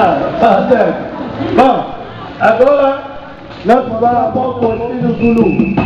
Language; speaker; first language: Portuguese; non-native, learner; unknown